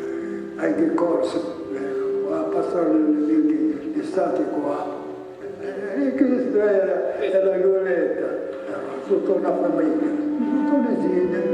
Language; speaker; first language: Italian; early bilingual, heritage; Italian